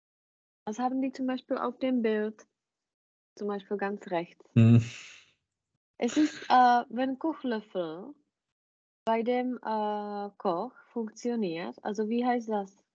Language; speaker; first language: German; non-native, fluent; Czech